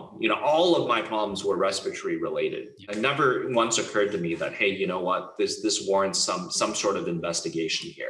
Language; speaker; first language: English; non-native, local second language; Cantonese